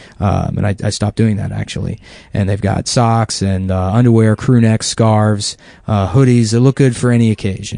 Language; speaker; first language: English; native; English